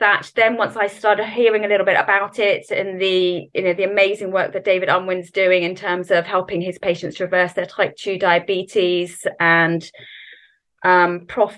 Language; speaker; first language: English; native; English